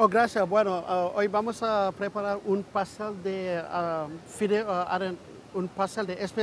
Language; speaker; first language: Spanish; non-native, learner; English